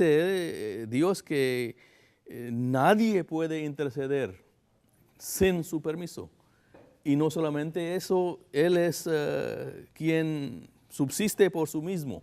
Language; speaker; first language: Spanish; non-native, fluent; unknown